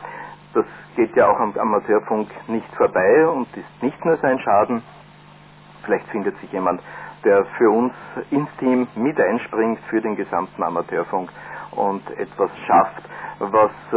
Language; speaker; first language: German; native; German